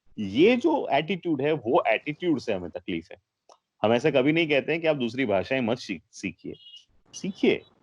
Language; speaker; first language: Hindi; non-native, local second language; Gujarati